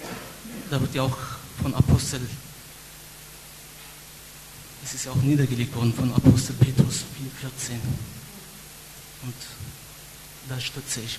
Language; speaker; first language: German; non-native, fluent; Turkish